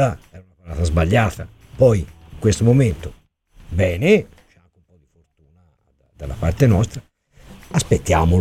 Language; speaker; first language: Italian; native; Italian